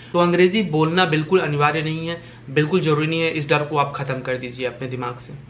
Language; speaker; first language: Hindi; native; Hindi